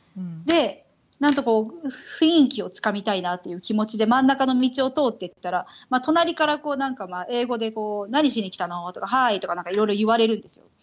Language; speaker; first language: Japanese; native; Japanese